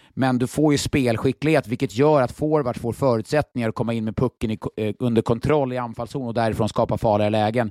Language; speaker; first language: Swedish; native; Swedish